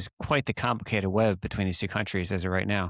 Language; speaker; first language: English; native; English